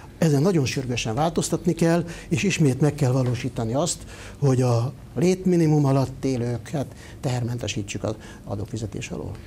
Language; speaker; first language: Hungarian; native; Hungarian